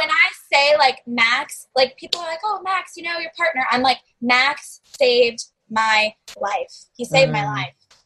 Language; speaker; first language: English; native; English